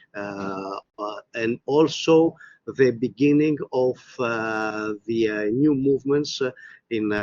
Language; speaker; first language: English; non-native, fluent; Greek